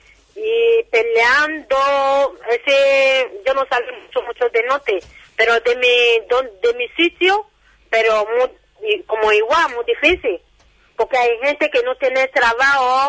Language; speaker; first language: Spanish; non-native, learner; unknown